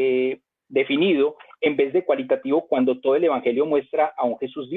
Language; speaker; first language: Spanish; native; Spanish